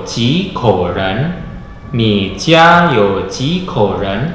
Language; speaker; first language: Chinese; non-native, fluent; Indonesian